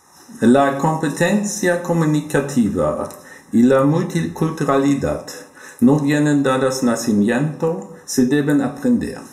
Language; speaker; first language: Spanish; non-native, learner; German